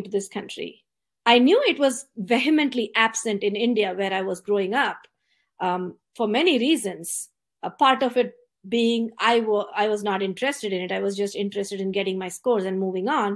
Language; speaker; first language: English; non-native, local second language; Tamil